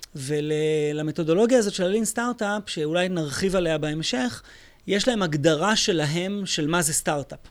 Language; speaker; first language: Hebrew; native; Hebrew